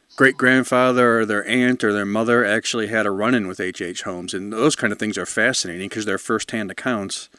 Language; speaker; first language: English; native; English